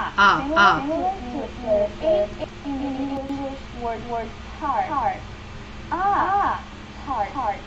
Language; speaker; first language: English; non-native, learner; Ukrainian